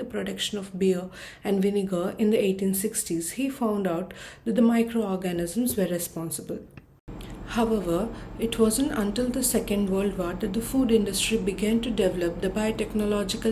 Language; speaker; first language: English; non-native, local second language; Tamil